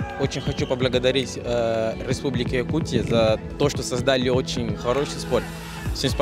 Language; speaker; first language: Russian; non-native, learner; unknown